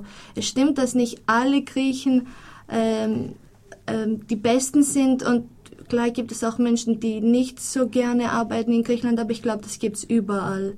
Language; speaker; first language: German; non-native, fluent; Greek